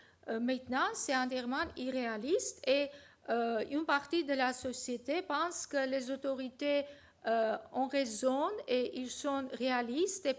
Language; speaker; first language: French; non-native, fluent; Armenian